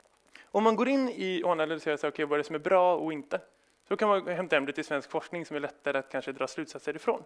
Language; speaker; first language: Swedish; native; Swedish